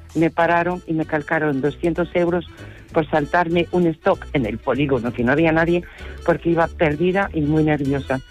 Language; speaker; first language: Spanish; non-native, fluent; French